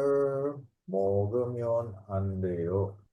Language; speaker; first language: Korean; non-native, learner; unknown